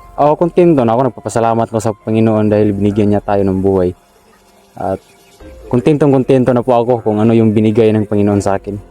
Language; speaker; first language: Filipino; non-native, local second language; Cebuano